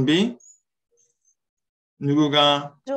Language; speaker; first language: Korean; non-native, learner; English